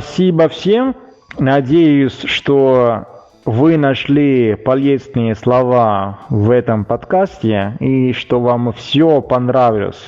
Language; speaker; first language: Russian; non-native, fluent; Italian